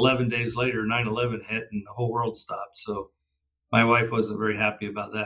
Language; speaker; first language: English; native; English